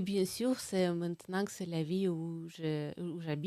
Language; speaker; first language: French; non-native, fluent; Russian